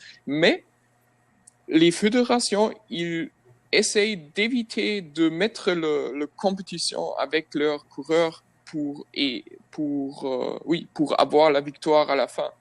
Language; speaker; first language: French; non-native, fluent; German